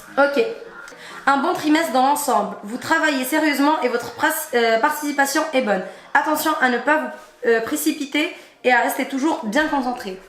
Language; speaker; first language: French; native; French